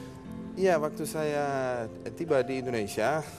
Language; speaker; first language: Indonesian; non-native, fluent; Dutch